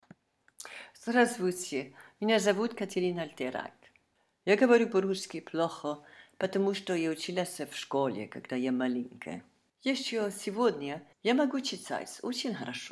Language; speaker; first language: Russian; non-native, learner; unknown